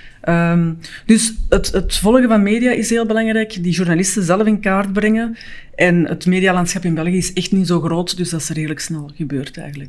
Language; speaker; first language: Dutch; native; Dutch